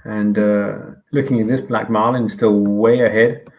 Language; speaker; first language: English; non-native, fluent; Danish